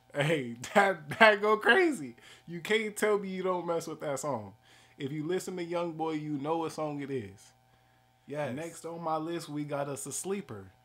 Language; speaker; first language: English; native; English